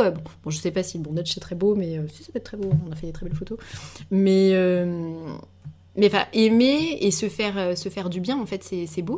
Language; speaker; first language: French; native; French